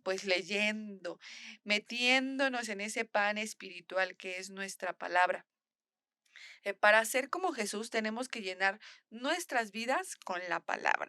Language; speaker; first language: Spanish; native; Spanish